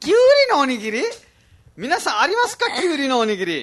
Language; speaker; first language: Japanese; non-native, fluent; Nepali